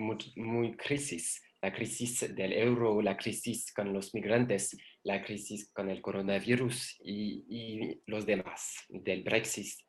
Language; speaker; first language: Spanish; non-native, learner; French